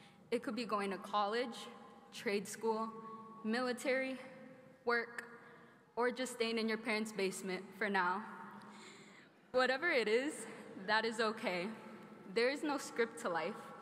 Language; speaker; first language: English; early bilingual, other home language; Spanish